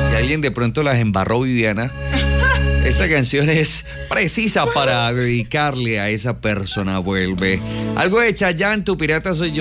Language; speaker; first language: Spanish; native; Spanish